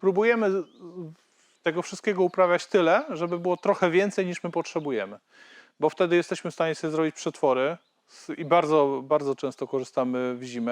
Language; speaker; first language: Polish; native; Polish